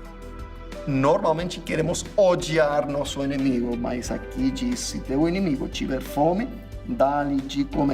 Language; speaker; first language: Portuguese; non-native, fluent; English